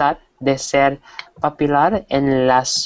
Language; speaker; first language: Spanish; non-native, learner; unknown